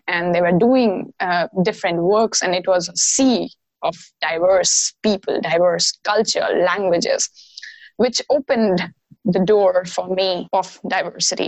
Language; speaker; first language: English; non-native, local second language; Maithili